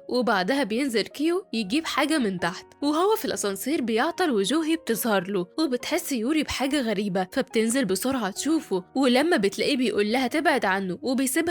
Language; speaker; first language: Arabic; native; Arabic